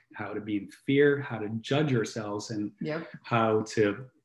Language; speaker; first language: English; non-native, fluent; Italian